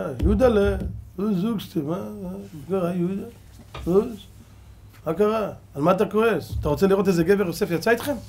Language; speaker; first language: Hebrew; native; Hebrew